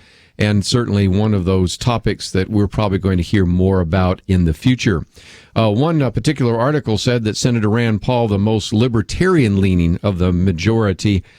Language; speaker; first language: English; native; English